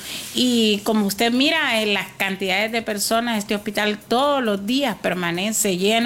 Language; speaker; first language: Spanish; native; Spanish